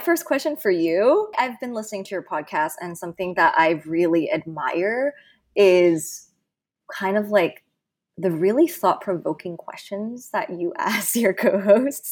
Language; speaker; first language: English; non-native, local second language; Cantonese